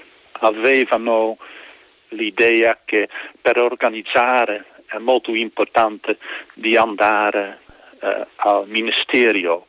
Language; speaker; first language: Italian; non-native, fluent; Dutch